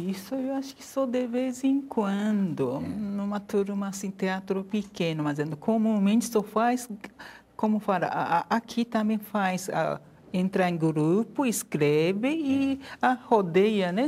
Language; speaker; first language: Portuguese; non-native, learner; Japanese